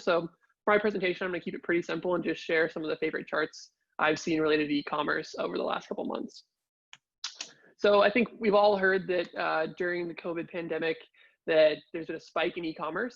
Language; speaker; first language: English; native; English